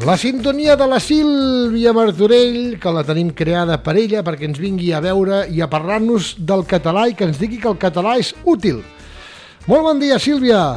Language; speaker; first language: Catalan; native; Catalan